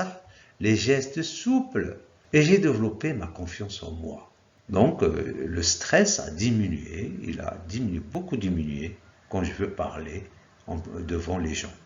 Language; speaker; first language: French; non-native, local second language; Arabic